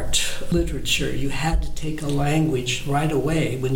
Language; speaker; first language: English; early bilingual, other home language; German